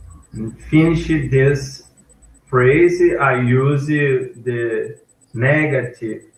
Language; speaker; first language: English; non-native, learner; Portuguese